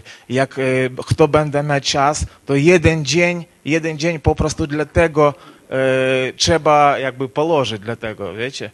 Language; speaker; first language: Polish; non-native, learner; Ukrainian